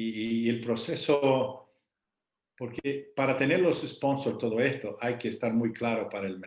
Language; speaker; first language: Spanish; non-native, fluent; Portuguese